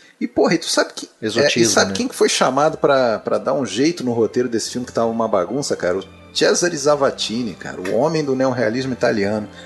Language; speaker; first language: Portuguese; native; Portuguese